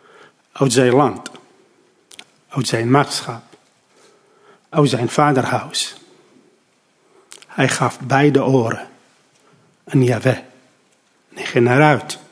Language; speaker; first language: Dutch; non-native, learner; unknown